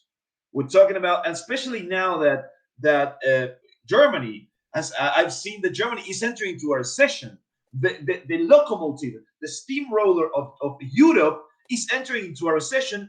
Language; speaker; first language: English; non-native, fluent; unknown